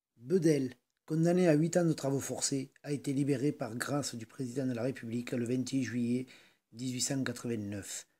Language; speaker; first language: French; native; French